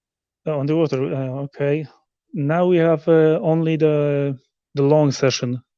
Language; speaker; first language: English; non-native, learner; Polish